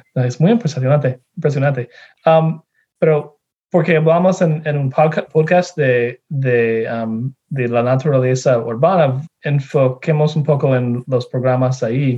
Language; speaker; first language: Spanish; non-native, fluent; English